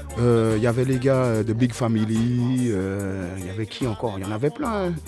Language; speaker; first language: French; native; French